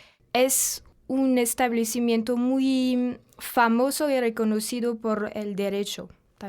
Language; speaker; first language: Spanish; non-native, fluent; French